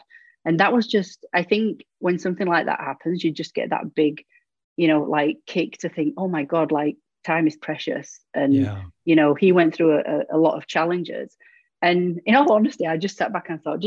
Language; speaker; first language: English; native; English